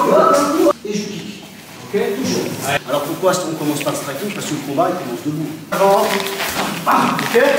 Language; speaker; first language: French; native; French